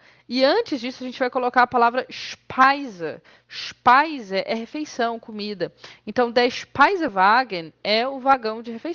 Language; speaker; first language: Portuguese; native; Portuguese